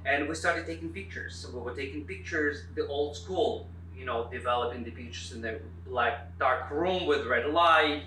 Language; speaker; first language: English; non-native, fluent; Russian